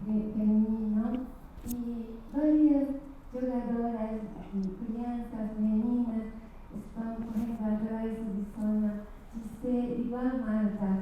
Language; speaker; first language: Portuguese; non-native, learner; Japanese